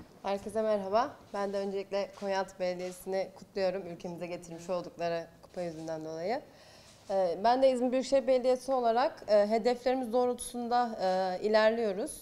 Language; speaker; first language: Turkish; native; Turkish